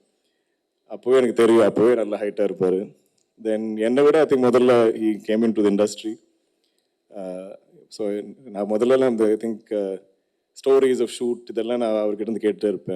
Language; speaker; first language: Tamil; non-native, local second language; Malayalam